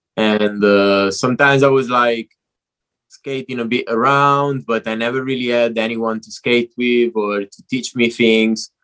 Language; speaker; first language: English; non-native, fluent; Italian